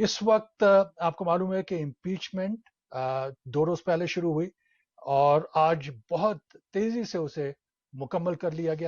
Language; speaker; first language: Urdu; native; Urdu